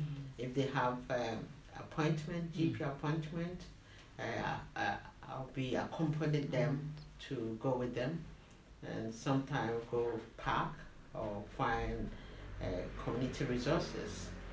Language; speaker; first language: English; non-native, local second language; Akan